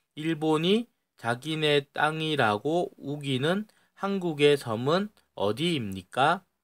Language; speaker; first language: Korean; native; Korean